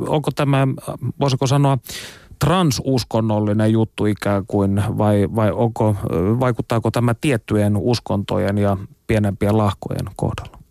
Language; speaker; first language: Finnish; native; Finnish